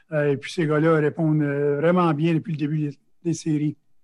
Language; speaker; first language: French; native; French